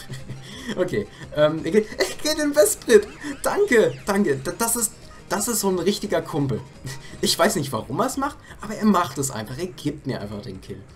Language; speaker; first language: German; native; German